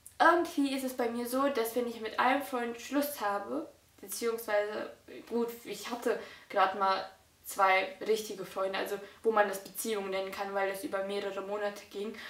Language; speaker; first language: German; early bilingual, other home language; Russian